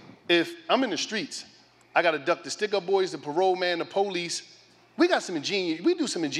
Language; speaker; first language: English; native; English